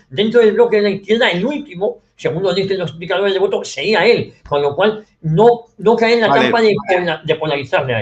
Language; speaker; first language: Spanish; native; Spanish